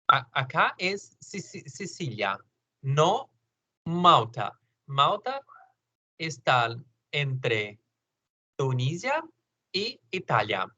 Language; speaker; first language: Spanish; non-native, learner; Portuguese